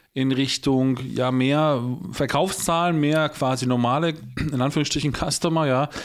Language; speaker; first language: German; early bilingual, heritage; Polish